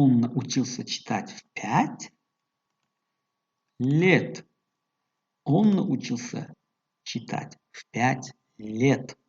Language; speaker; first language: Russian; non-native, local second language; Tajik